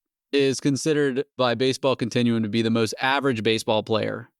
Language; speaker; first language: English; native; English